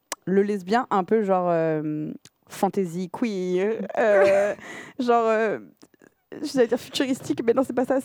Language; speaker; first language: French; native; French